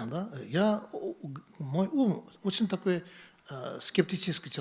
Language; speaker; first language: Russian; non-native, learner; Tibetan